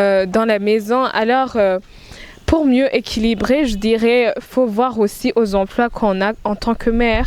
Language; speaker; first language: French; non-native, local second language; Rundi